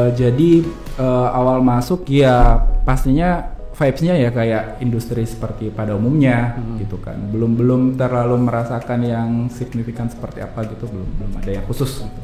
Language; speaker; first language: Indonesian; native; Indonesian